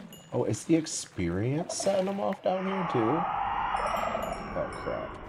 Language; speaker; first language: English; native; English